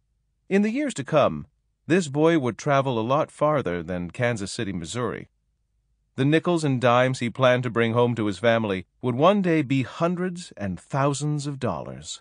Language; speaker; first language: English; native; English